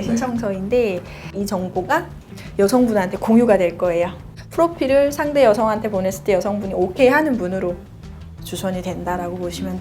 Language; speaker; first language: Korean; native; Korean